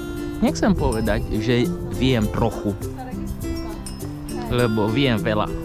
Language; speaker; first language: Slovak; non-native, learner; English